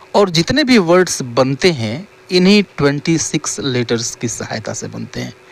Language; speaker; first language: Hindi; native; Hindi